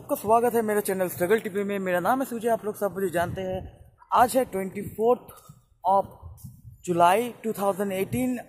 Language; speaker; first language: Hindi; non-native, local second language; Bangla